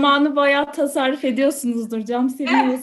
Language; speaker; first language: Turkish; native; Turkish